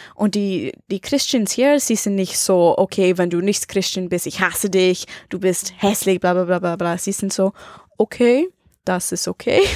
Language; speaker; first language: German; non-native, learner; English